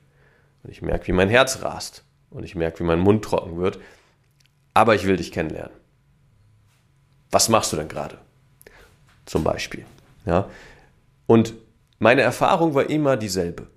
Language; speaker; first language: German; native; German